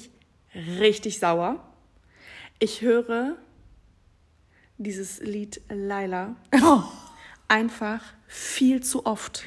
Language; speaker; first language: German; native; German